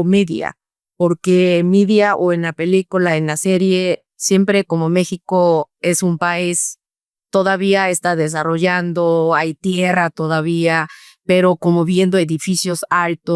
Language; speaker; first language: Spanish; non-native, fluent; Korean